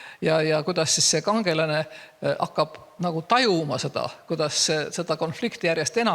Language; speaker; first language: Estonian; native; Estonian